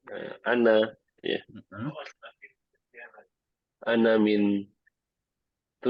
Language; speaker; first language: Arabic; non-native, learner; Indonesian